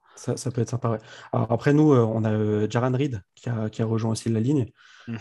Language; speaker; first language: French; native; French